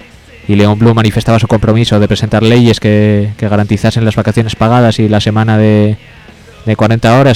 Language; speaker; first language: Spanish; native; Spanish